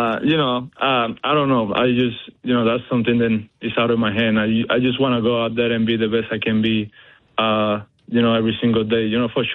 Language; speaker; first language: English; non-native, fluent; Spanish